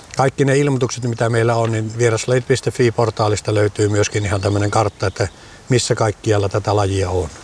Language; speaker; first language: Finnish; native; Finnish